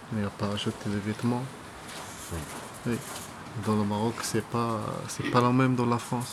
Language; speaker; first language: French; non-native, local second language; Arabic